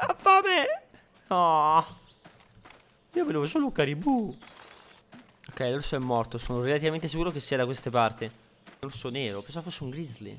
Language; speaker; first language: Italian; native; Italian